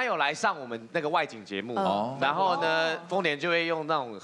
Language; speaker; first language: Chinese; native; Chinese